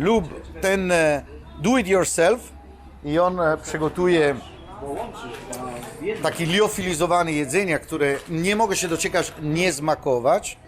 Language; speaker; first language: Polish; non-native, fluent; Italian